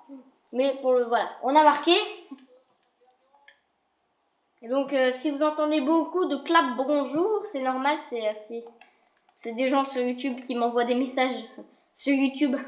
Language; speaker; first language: French; native; French